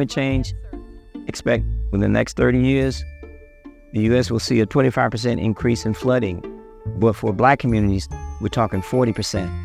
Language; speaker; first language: English; native; English